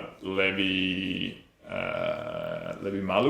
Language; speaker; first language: Indonesian; non-native, learner; English